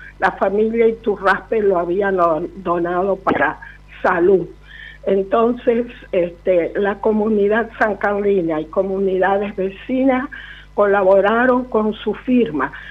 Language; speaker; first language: Spanish; native; Spanish